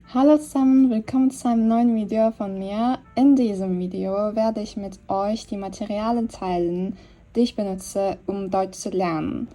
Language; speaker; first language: German; non-native, fluent; Turkish